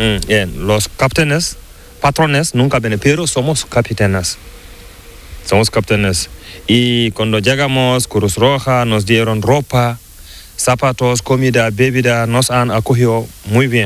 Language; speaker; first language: Spanish; non-native, learner; Fula